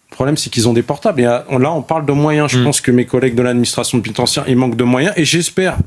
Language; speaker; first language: French; native; French